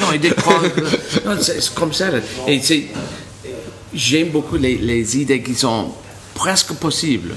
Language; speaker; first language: French; non-native, learner; English